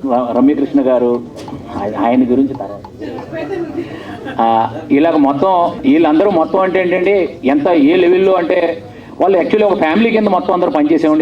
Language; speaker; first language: Telugu; native; Telugu